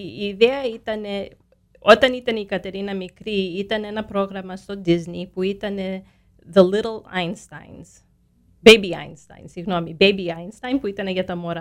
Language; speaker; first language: Greek; early bilingual, heritage; Greek